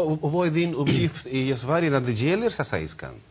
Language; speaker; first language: Swedish; non-native, fluent; Spanish